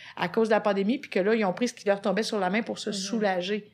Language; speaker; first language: French; native; French